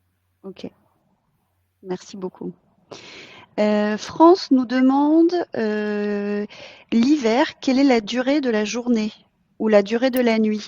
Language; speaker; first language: French; native; French